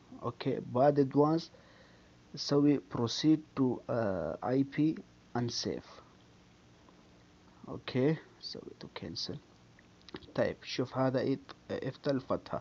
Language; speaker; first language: Arabic; non-native, learner; Urdu